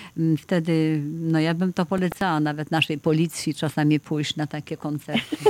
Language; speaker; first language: Polish; native; Polish